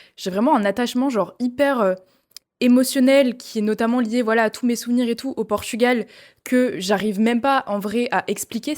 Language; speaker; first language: French; native; French